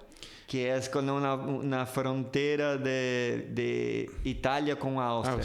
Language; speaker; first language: Spanish; non-native, fluent; Portuguese